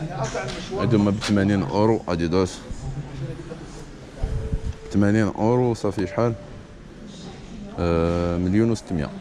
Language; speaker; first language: Arabic; native; Arabic